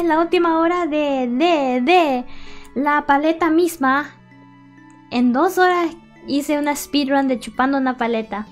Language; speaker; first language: Spanish; early bilingual, heritage; English